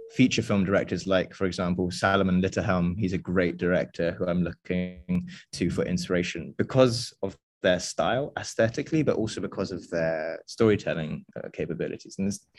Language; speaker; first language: English; native; English